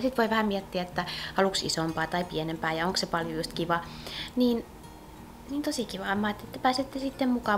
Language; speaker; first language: Finnish; native; Finnish